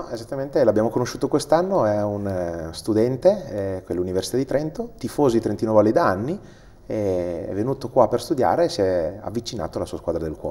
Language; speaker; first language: Italian; native; Italian